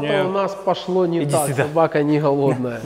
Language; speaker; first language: Russian; native; Russian